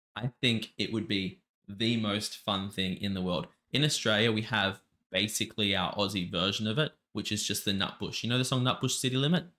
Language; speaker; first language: English; native; English